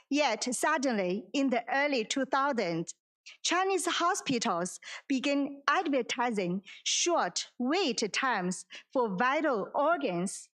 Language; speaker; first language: English; non-native, fluent; Chinese